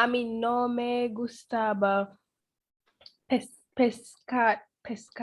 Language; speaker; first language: Spanish; non-native, learner; English